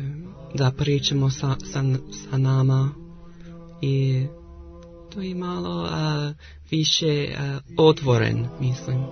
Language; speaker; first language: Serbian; non-native, learner; English